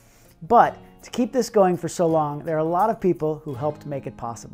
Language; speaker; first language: English; native; English